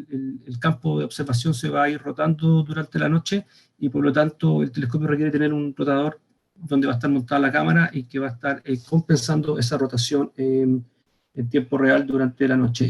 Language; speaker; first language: Spanish; native; Spanish